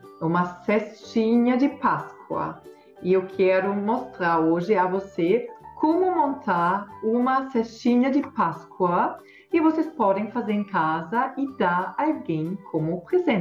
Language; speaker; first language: Portuguese; non-native, fluent; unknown